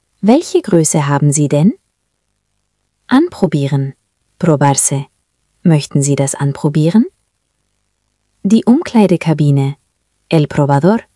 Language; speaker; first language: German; non-native, fluent; Spanish